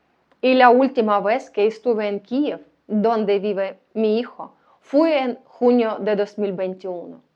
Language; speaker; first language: Spanish; non-native, learner; Ukrainian